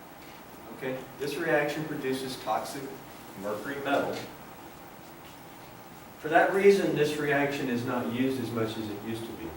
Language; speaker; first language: English; native; English